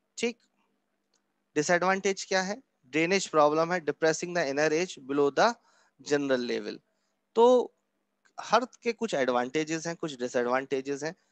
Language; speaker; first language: Hindi; native; Hindi